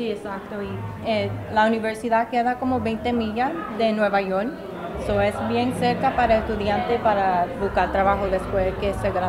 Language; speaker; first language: Spanish; early bilingual, heritage; Spanish